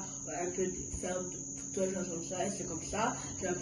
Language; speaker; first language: French; early bilingual, other home language; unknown